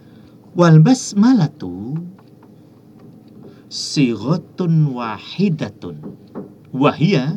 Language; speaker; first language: Arabic; non-native, fluent; Indonesian